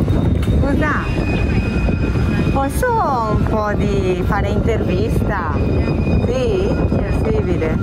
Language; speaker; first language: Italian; non-native, fluent; Japanese